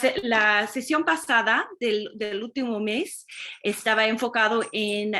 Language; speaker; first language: Spanish; non-native, fluent; English